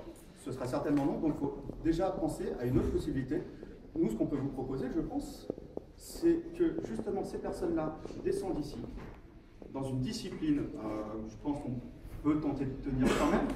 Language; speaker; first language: French; native; French